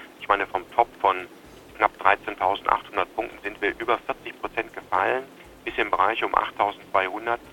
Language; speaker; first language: German; native; German